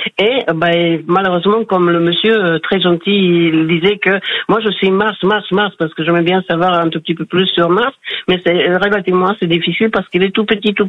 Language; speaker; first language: French; non-native, fluent; Slovak